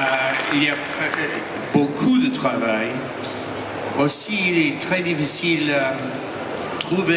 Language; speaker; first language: French; non-native, learner; English